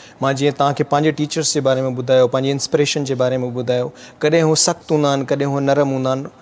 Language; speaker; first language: Sindhi; native; Sindhi